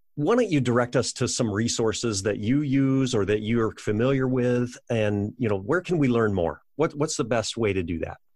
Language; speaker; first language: English; native; English